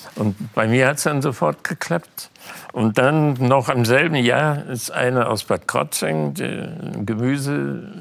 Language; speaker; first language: German; native; German